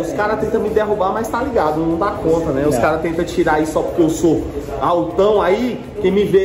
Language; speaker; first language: Portuguese; native; Portuguese